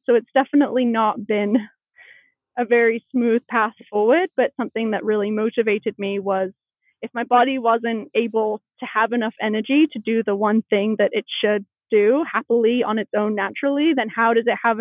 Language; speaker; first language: English; native; English